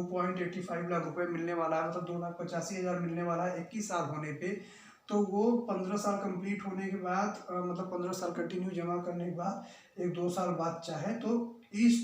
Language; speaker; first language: Hindi; native; Hindi